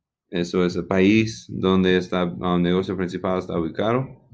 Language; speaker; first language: Spanish; non-native, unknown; English